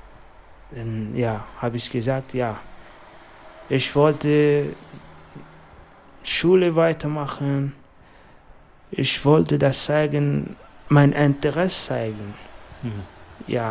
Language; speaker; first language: German; non-native, learner; French